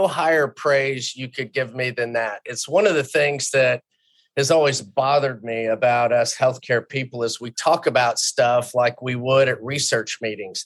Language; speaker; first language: English; native; English